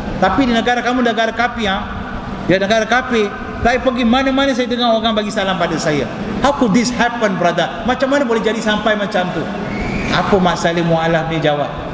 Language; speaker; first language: Malay; non-native, local second language; Tamil